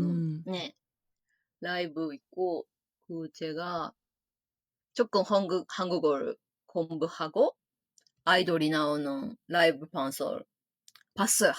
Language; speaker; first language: Korean; non-native, fluent; Japanese